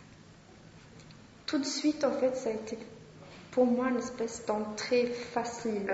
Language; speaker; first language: French; non-native, fluent; Swedish